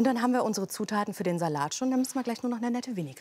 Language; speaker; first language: German; native; German